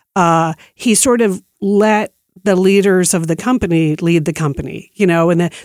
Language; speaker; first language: English; native; English